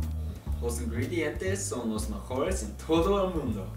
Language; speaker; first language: Spanish; non-native, learner; English